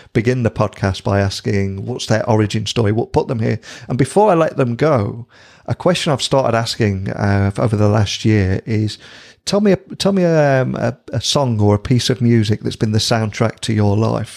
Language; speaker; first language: English; native; English